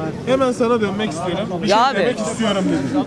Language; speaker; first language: Turkish; native; Turkish